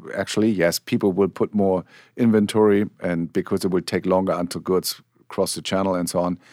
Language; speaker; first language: English; non-native, fluent; German